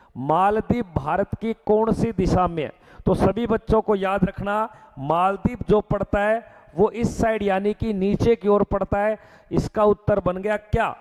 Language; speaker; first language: Hindi; native; Hindi